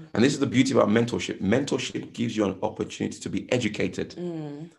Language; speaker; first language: English; non-native, local second language; Yoruba